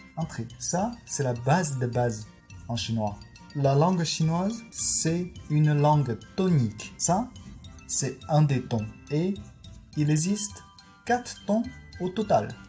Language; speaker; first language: French; non-native, fluent; Chinese